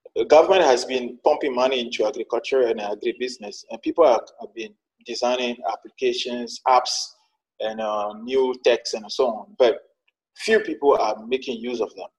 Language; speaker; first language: English; non-native, fluent; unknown